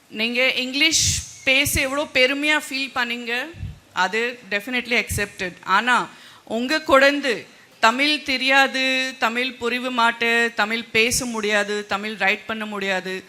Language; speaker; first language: Tamil; non-native, fluent; Gujarati